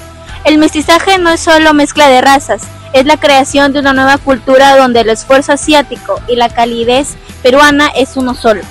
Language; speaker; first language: Spanish; native; Spanish